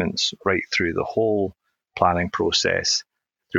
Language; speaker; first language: English; native; English